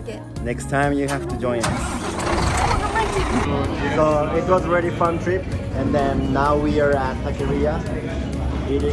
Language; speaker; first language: English; non-native, learner; Japanese